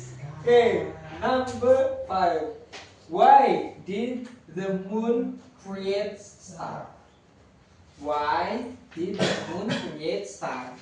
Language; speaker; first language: English; non-native, learner; Indonesian